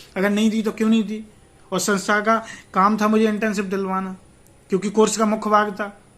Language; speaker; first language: Hindi; native; Hindi